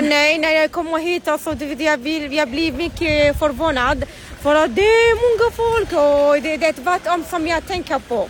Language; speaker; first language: Swedish; non-native, learner; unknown